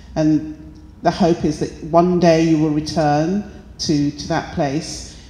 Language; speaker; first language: English; native; English